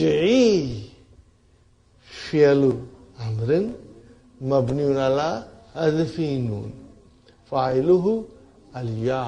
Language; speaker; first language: Arabic; non-native, fluent; Urdu